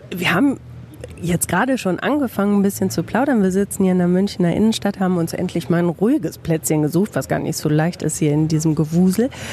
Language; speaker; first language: German; native; German